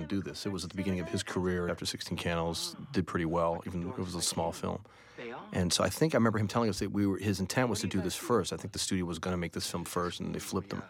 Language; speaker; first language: English; native; English